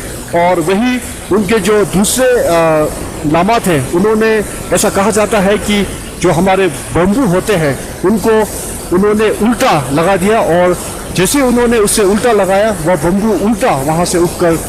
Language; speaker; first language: Hindi; native; Hindi